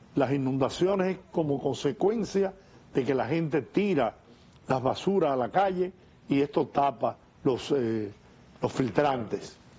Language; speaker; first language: Spanish; native; Spanish